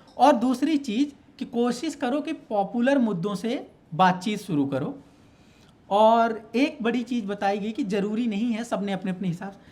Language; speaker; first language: Hindi; native; Hindi